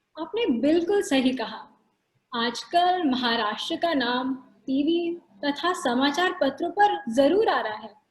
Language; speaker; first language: Hindi; non-native, local second language; Marathi